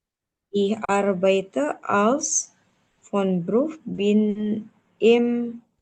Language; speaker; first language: German; non-native, learner; Indonesian